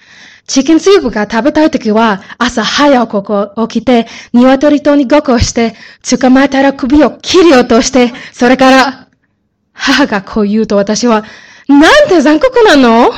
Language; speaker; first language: Japanese; non-native, learner; English